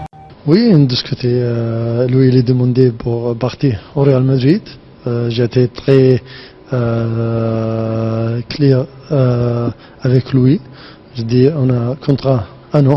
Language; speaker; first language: French; non-native, local second language; Arabic